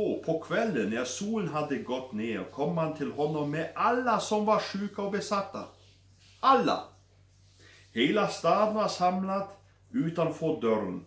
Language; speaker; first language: Swedish; non-native, fluent; German